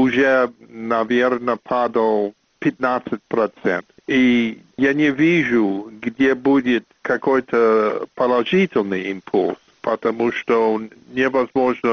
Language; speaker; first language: Russian; non-native, fluent; English